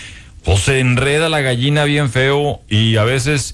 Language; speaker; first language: Spanish; native; Spanish